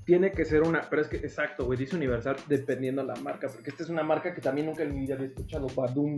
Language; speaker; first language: Spanish; native; Spanish